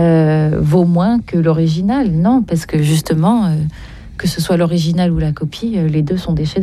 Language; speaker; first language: French; native; French